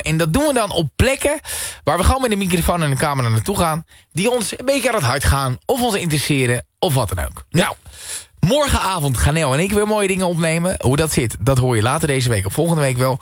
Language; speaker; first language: Dutch; native; Dutch